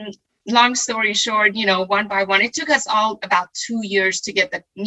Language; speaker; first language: English; non-native, fluent; Persian